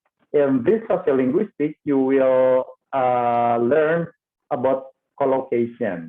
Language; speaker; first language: English; non-native, fluent; Indonesian